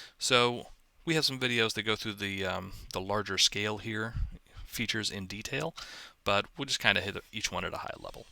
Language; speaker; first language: English; native; English